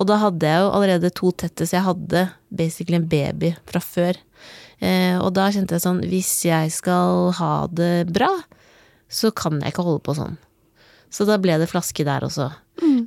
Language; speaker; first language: Norwegian; native; Norwegian